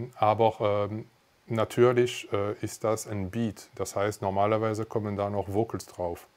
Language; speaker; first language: German; non-native, fluent; French